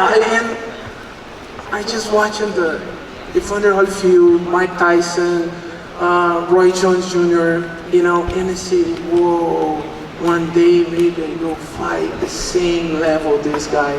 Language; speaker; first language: English; non-native, learner; Portuguese